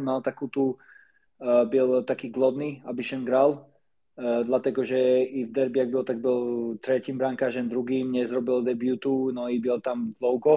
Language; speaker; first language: Polish; non-native, learner; Slovak